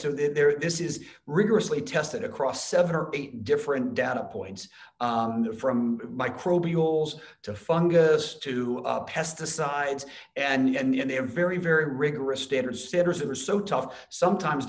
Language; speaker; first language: English; native; English